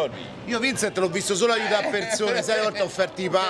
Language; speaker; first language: Italian; native; Italian